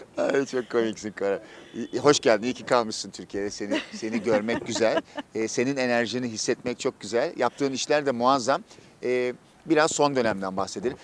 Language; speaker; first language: Turkish; native; Turkish